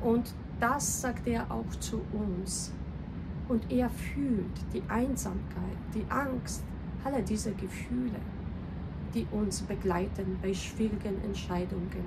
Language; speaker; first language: German; non-native, fluent; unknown